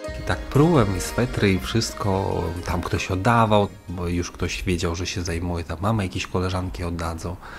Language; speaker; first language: Polish; early bilingual, heritage; Polish